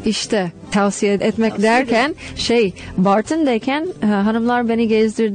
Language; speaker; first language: Turkish; non-native, fluent; English